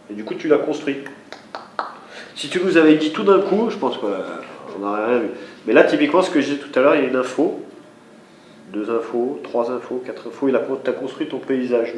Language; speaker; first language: French; native; French